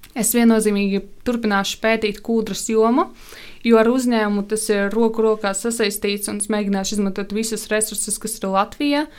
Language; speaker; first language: Latvian; non-native, local second language; Russian